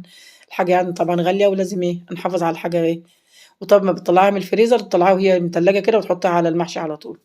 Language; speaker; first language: Arabic; native; Arabic